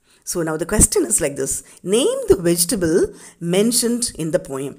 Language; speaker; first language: English; non-native, local second language; Tamil